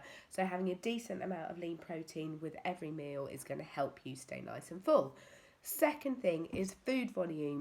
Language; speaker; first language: English; native; English